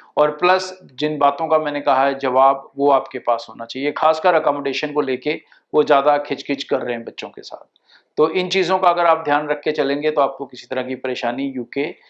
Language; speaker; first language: Hindi; non-native, local second language; Punjabi